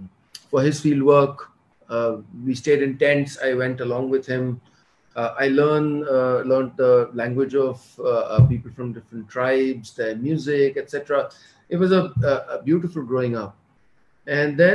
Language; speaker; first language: English; non-native, local second language; Hindi